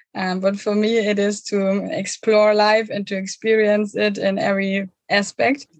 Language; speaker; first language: English; non-native, fluent; German